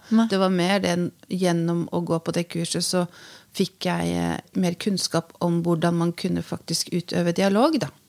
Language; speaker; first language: Norwegian; native; Norwegian